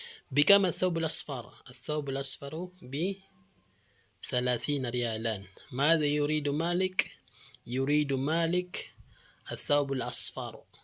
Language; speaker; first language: Arabic; non-native, fluent; Filipino